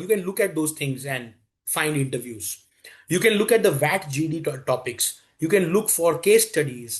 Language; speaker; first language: English; non-native, local second language; Hindi